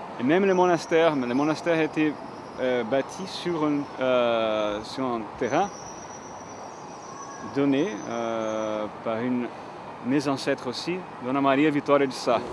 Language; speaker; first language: French; non-native, fluent; Portuguese